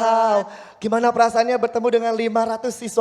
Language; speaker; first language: Indonesian; native; Indonesian